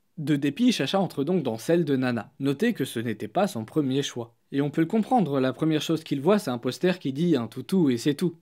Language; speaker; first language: French; native; French